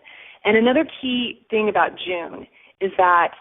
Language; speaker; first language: English; native; English